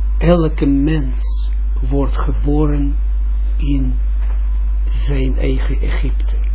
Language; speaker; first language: Dutch; non-native, fluent; Russian